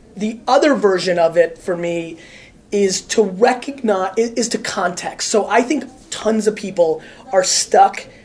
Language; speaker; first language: English; native; English